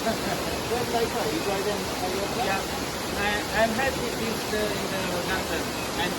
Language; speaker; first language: English; non-native, learner; Balinese